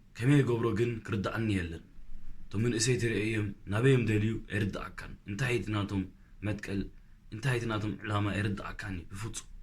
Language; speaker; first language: Tigrinya; early bilingual, heritage; Tigrinya